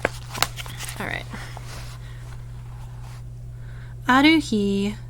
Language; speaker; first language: Japanese; non-native, learner; English